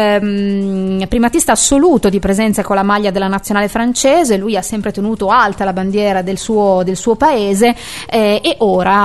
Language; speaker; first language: Italian; native; Italian